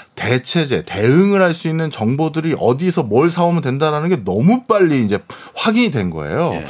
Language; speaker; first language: Korean; native; Korean